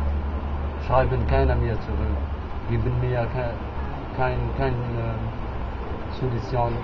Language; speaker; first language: German; non-native, learner; Arabic